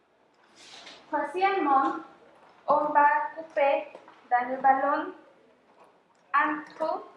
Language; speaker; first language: French; non-native, fluent; Spanish